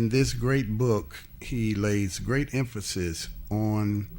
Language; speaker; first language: English; native; English